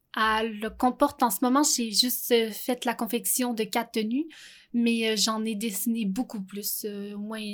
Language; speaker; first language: French; native; French